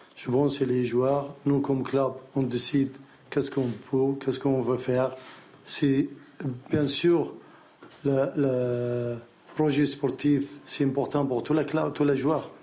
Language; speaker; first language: French; non-native, learner; Arabic